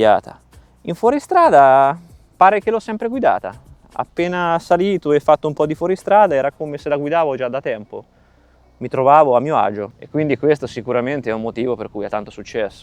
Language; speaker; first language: Italian; native; Italian